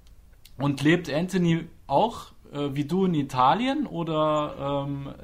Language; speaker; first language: German; native; German